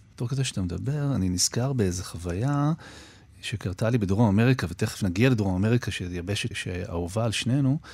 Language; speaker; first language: Hebrew; native; Hebrew